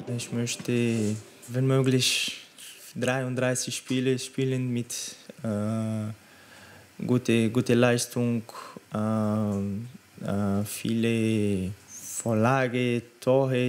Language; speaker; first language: German; non-native, learner; Portuguese